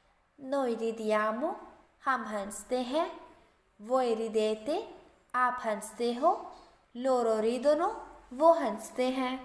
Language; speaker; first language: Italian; non-native, fluent; Urdu